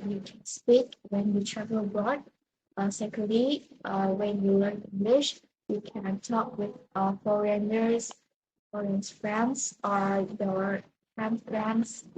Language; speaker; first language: English; non-native, learner; Vietnamese